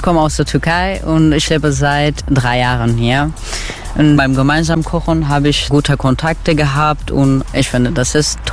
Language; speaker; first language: German; non-native, fluent; Turkish